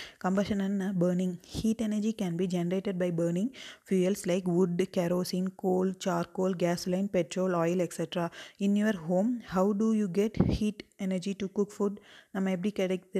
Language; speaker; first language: English; non-native, local second language; Tamil